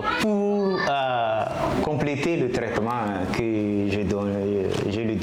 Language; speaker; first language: French; non-native, local second language; Malagasy